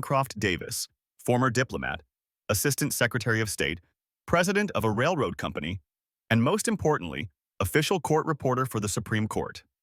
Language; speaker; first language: English; native; English